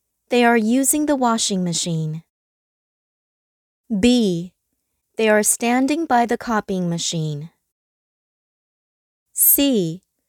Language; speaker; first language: English; non-native, fluent; Chinese